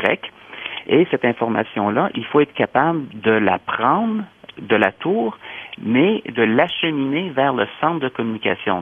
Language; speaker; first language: French; native; French